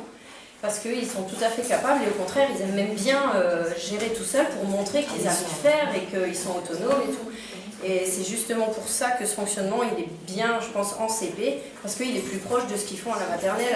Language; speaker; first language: French; native; French